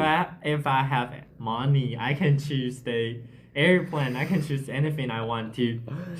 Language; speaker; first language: English; non-native, learner; Chinese